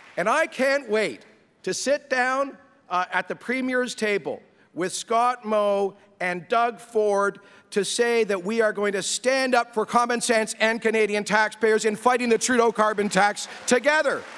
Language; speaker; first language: English; native; English